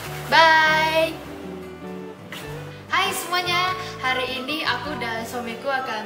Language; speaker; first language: Indonesian; non-native, local second language; Min Nan Chinese